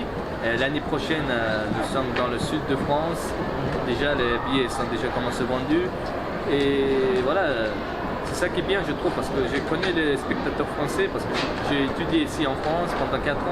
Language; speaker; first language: French; non-native, fluent; Mongolian